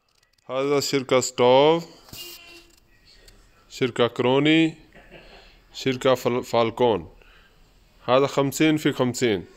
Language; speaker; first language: Arabic; non-native, learner; Urdu